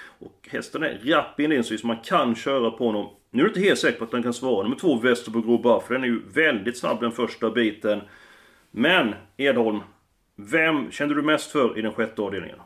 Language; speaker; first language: Swedish; native; Swedish